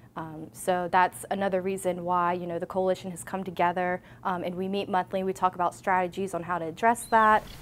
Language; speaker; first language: English; native; English